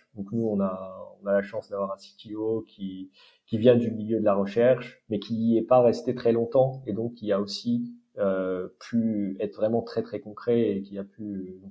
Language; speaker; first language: French; non-native, local second language; Arabic